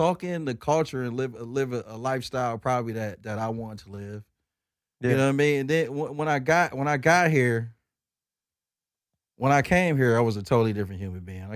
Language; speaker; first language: English; native; English